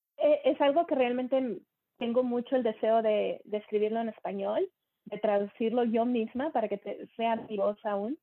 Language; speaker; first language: Spanish; native; Spanish